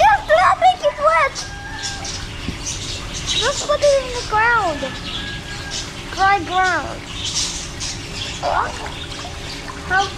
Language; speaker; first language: English; non-native, local second language; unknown